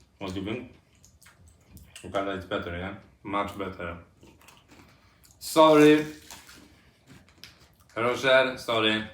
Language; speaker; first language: English; non-native, fluent; Polish